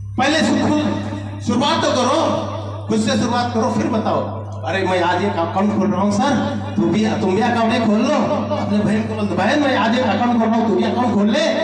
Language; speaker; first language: Hindi; non-native, local second language; Marathi